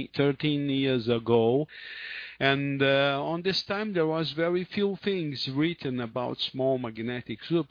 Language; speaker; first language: English; non-native, learner; Portuguese